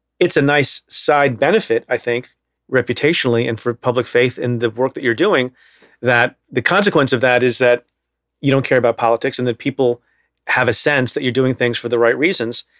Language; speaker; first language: English; early bilingual, other home language; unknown